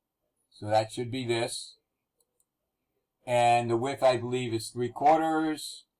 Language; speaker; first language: English; native; English